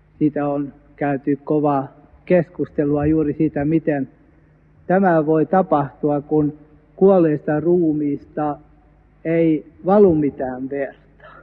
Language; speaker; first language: Finnish; non-native, local second language; Swedish